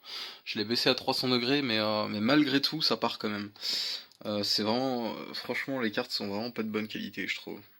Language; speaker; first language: French; native; French